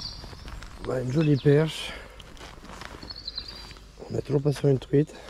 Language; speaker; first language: French; native; French